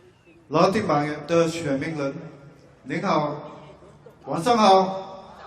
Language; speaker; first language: Chinese; non-native, local second language; English